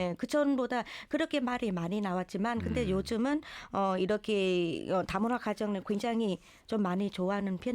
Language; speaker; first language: Korean; non-native, learner; Vietnamese